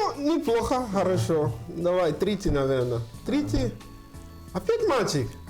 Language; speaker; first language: Russian; non-native, learner; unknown